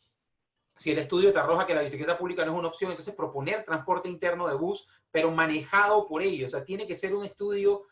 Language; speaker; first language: Spanish; native; Spanish